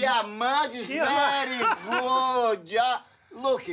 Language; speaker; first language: English; non-native, learner; Portuguese